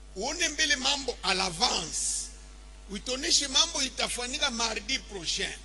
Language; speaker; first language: French; non-native, local second language; Swahili